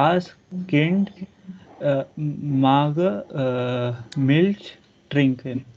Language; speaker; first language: German; non-native, learner; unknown